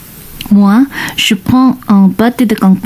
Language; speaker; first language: French; non-native, learner; Korean